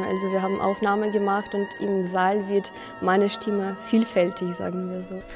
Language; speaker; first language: German; non-native, fluent; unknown